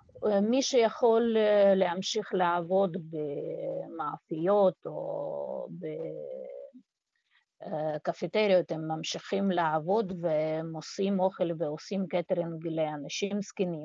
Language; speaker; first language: Hebrew; non-native, fluent; Russian